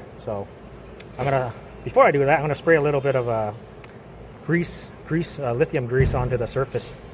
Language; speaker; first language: English; native; English